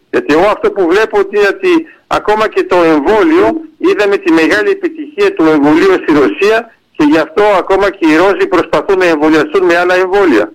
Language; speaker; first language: Greek; early bilingual, heritage; Greek